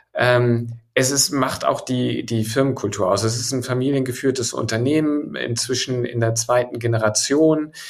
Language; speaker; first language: German; native; German